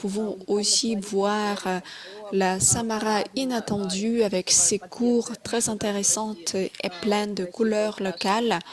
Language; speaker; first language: French; non-native, fluent; Russian